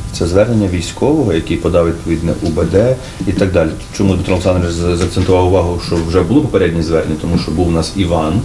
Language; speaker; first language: Ukrainian; native; Ukrainian